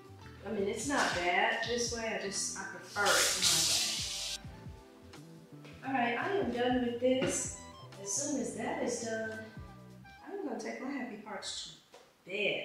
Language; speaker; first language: English; native; English